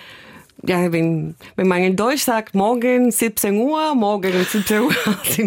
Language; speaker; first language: German; non-native, learner; Spanish